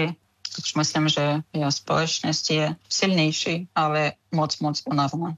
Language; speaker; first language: Czech; non-native, learner; Ukrainian